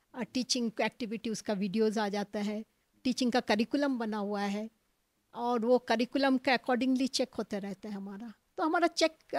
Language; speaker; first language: Hindi; non-native, local second language; Bangla